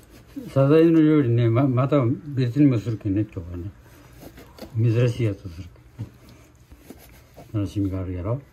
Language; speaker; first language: Japanese; native; Japanese